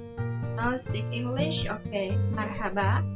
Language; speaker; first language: English; non-native, learner; Indonesian